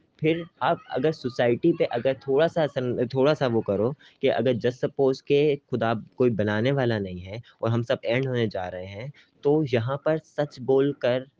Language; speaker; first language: Urdu; native; Urdu